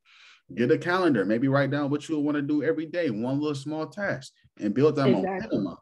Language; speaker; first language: English; native; English